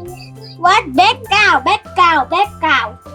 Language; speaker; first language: English; non-native, learner; Thai